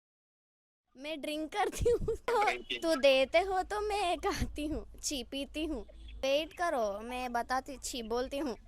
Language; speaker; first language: Hindi; non-native, local second language; Telugu